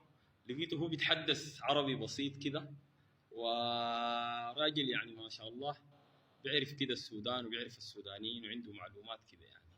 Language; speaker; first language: Arabic; native; Arabic